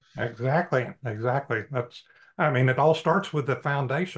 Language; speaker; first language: English; native; English